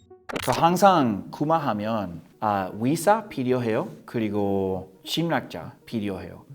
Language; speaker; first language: Korean; non-native, learner; English